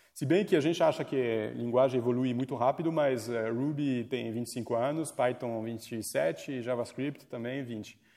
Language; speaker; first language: Portuguese; non-native, fluent; French